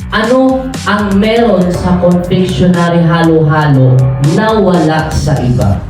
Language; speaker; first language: Filipino; native; Filipino